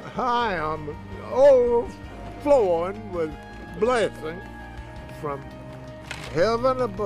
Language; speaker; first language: English; native; English